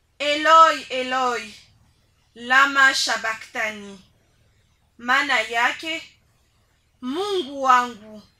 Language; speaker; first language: Swahili; native; Swahili